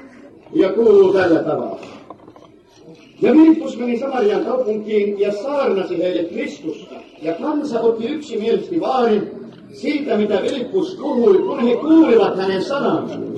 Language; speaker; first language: Finnish; native; Finnish